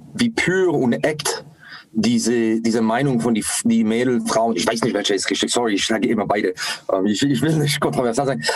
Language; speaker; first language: German; non-native, fluent; English